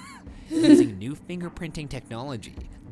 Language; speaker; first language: English; native; English